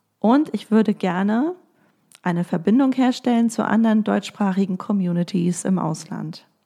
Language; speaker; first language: German; native; German